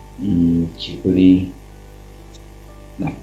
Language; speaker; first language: Korean; non-native, learner; Chinese